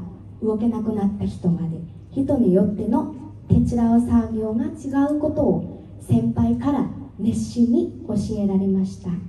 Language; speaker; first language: Japanese; non-native, fluent; Vietnamese